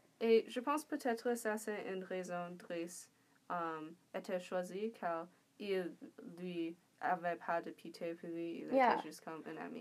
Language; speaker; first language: French; non-native, learner; English